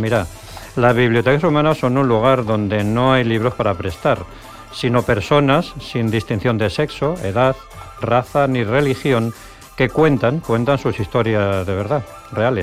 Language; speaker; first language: Spanish; native; Spanish